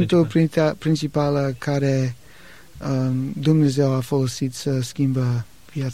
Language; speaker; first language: Romanian; non-native, learner; English